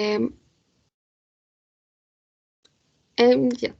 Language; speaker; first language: English; non-native, learner; Spanish